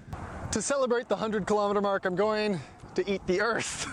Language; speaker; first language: English; native; English